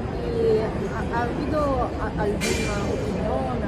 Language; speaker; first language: Spanish; non-native, fluent; Portuguese